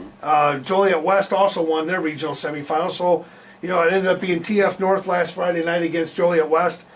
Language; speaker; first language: English; native; English